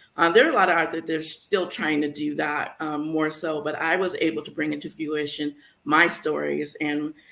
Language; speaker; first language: English; native; English